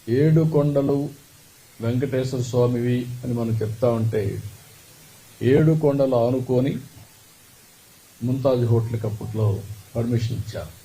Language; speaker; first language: Telugu; native; Telugu